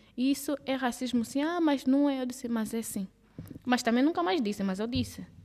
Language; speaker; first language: Portuguese; native; Portuguese